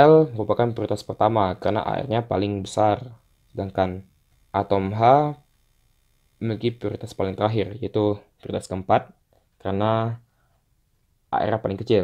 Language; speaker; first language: Indonesian; native; Indonesian